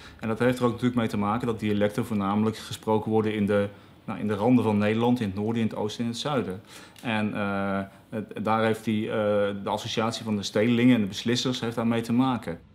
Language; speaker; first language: Dutch; native; Dutch